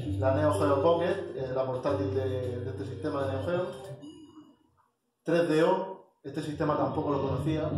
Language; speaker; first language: Spanish; native; Spanish